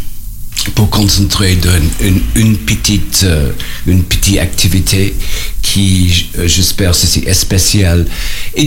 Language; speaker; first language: French; non-native, learner; English